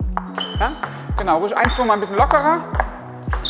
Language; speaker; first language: German; native; German